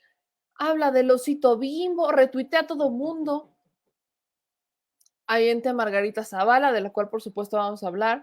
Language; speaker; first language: Spanish; native; Spanish